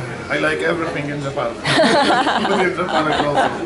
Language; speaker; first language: English; non-native, learner; Polish